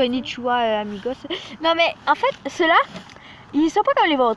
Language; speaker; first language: French; native; French